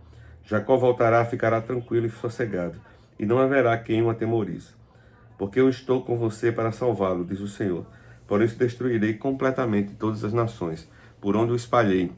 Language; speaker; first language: Portuguese; native; Portuguese